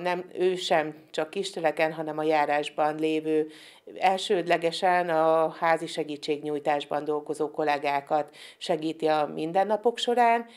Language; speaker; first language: Hungarian; native; Hungarian